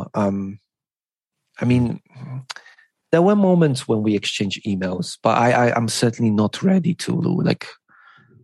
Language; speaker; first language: English; non-native, fluent; Polish